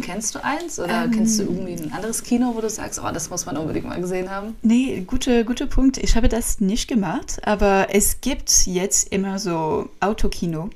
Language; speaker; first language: German; non-native, learner; French